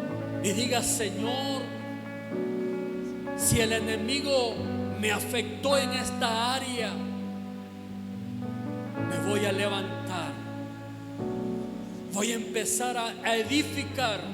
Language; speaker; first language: Spanish; native; Spanish